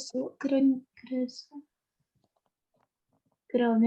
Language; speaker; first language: Korean; non-native, learner; Russian